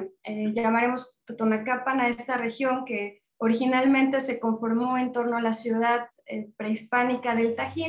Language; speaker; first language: Spanish; native; Spanish